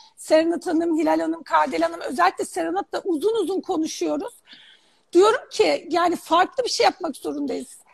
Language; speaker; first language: Turkish; early bilingual, heritage; Turkish